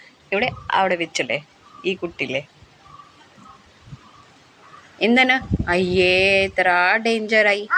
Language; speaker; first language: Malayalam; non-native, learner; Hindi